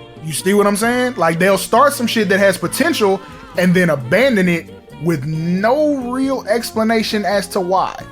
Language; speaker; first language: English; native; English